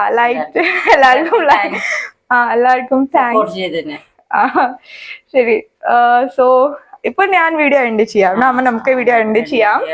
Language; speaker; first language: Malayalam; non-native, learner; Hindi